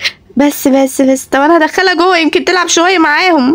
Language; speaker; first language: Arabic; native; Arabic